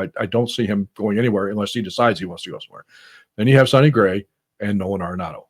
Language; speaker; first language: English; native; English